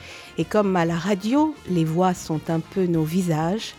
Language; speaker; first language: French; native; French